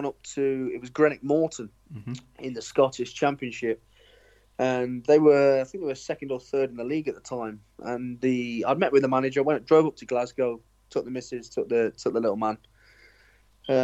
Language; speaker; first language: English; native; English